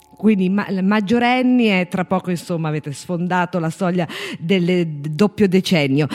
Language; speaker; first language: Italian; native; Italian